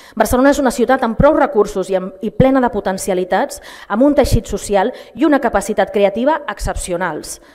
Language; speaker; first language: Catalan; native; Catalan